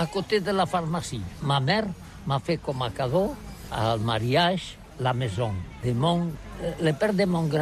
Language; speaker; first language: French; non-native, learner; Catalan